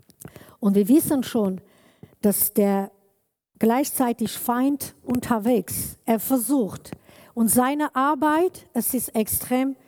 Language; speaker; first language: German; non-native, learner; Kurdish